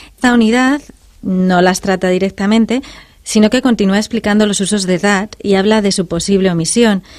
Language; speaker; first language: Spanish; native; Spanish